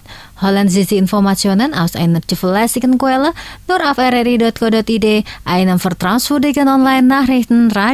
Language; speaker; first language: German; non-native, fluent; Indonesian